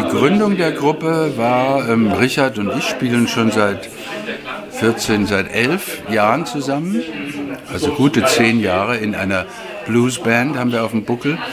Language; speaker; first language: German; native; German